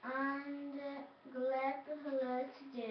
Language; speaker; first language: English; non-native, learner; Japanese